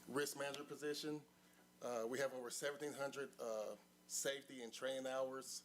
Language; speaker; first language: English; native; English